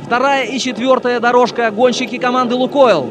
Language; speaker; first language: Russian; native; Russian